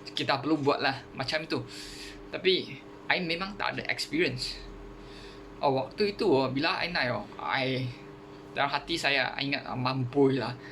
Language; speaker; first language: Malay; non-native, local second language; Chinese